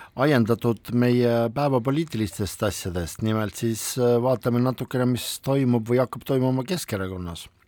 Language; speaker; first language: Estonian; non-native, local second language; Russian